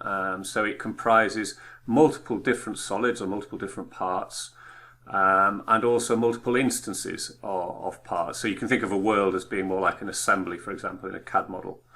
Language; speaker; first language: English; native; English